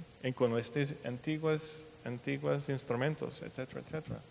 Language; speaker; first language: Spanish; non-native, fluent; English